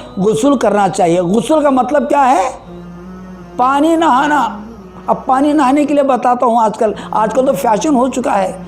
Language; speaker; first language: Urdu; native; Urdu